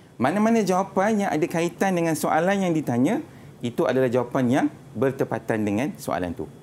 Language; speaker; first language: Malay; native; Malay